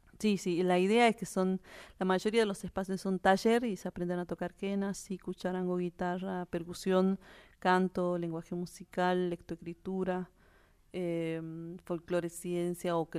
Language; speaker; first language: Spanish; native; Spanish